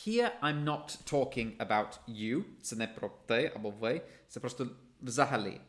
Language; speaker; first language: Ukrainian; non-native, fluent; English